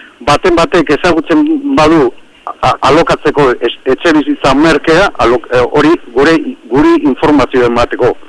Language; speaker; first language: Basque; native; Basque